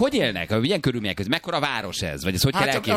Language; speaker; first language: Hungarian; native; Hungarian